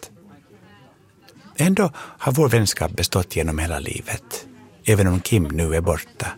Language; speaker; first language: Swedish; native; Swedish